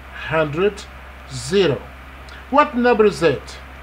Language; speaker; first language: English; non-native, fluent; Portuguese